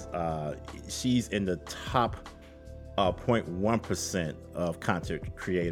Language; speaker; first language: English; native; English